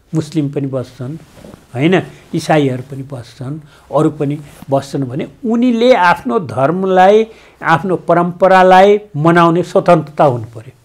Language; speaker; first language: Nepali; native; Nepali